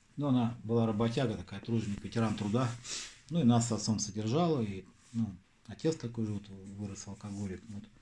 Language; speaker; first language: Russian; native; Russian